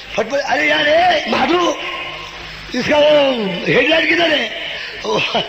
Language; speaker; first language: Hindi; non-native, local second language; Marathi